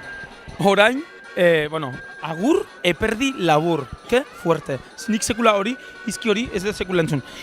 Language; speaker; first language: Basque; native; Basque